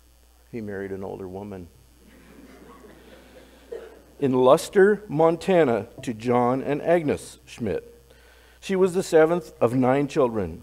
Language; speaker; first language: English; native; English